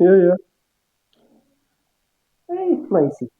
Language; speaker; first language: German; native; German